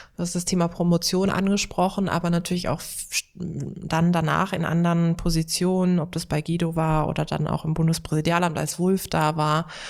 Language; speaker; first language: German; early bilingual, other home language; Turkish